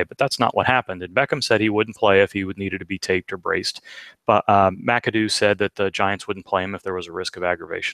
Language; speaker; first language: English; native; English